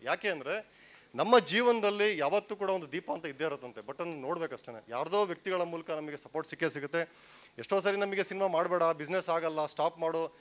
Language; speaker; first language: Kannada; native; Kannada